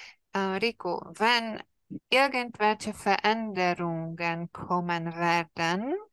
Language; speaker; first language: German; non-native, fluent; Hungarian